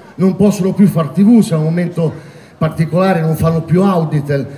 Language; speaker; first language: Italian; native; Italian